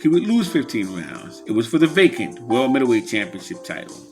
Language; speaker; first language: English; native; English